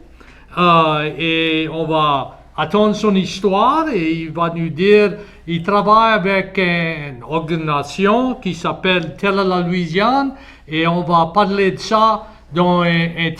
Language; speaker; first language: French; native; French